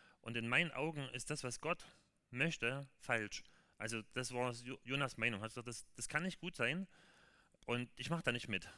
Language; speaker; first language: German; native; German